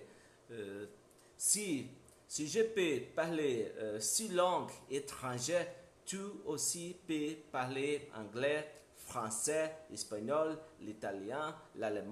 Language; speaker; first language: French; non-native, learner; Portuguese